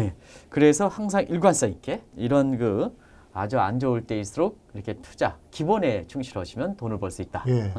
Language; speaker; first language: Korean; native; Korean